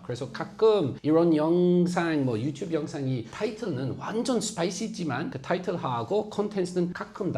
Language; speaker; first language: Korean; non-native, fluent; English